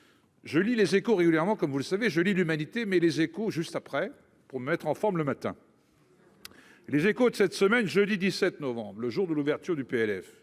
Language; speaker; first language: French; native; French